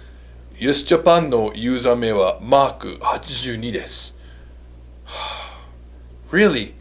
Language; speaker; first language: Japanese; non-native, fluent; English